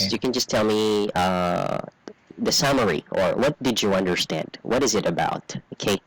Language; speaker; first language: English; non-native, fluent; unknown